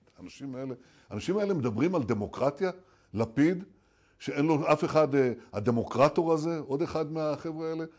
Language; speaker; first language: Hebrew; native; Hebrew